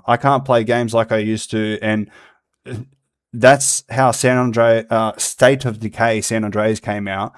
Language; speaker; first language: English; native; English